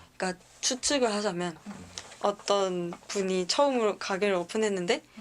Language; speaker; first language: Korean; native; Korean